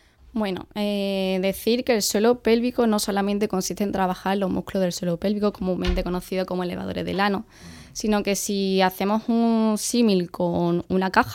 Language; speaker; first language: Spanish; native; Spanish